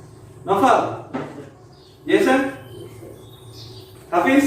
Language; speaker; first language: English; non-native, learner; Indonesian